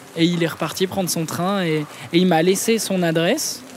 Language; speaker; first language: French; native; French